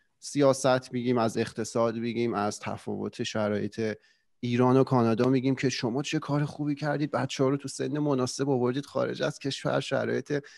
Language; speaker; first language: Persian; native; Persian